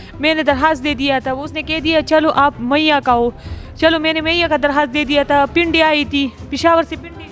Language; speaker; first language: Urdu; non-native, local second language; Pashto